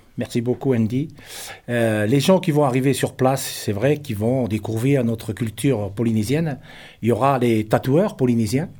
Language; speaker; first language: French; non-native, local second language; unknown